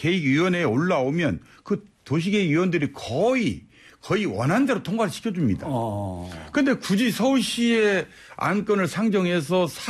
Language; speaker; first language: Korean; native; Korean